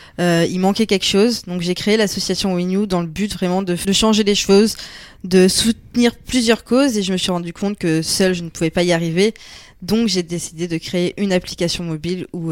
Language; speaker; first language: French; native; French